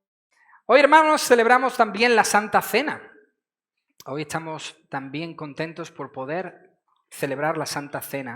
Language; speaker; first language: Spanish; native; Spanish